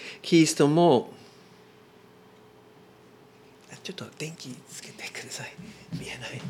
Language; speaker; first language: Japanese; non-native, learner; English